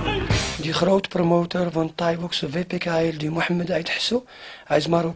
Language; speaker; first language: Dutch; non-native, learner; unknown